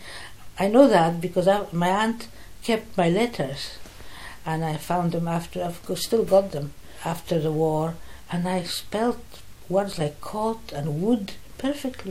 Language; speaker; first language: English; non-native, fluent; Polish